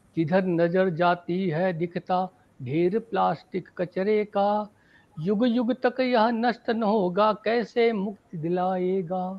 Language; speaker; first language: Hindi; native; Hindi